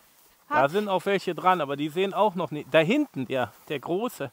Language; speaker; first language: German; native; German